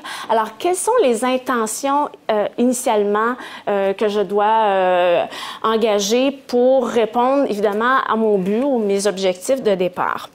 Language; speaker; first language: French; native; French